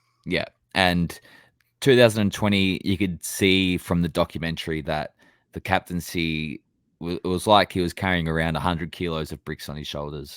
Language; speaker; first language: English; native; English